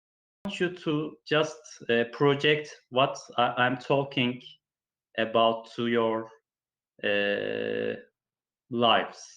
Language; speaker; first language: English; non-native, fluent; Turkish